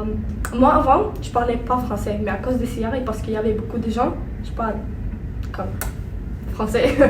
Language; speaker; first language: French; non-native, learner; Arabic